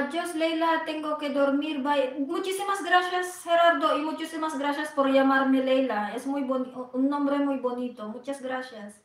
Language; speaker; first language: Spanish; non-native, learner; Filipino